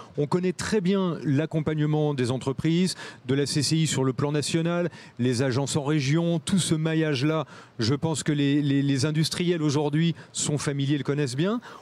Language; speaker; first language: French; native; French